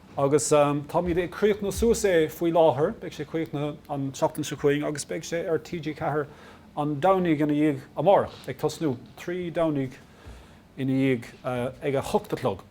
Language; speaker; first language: Irish; non-native, local second language; English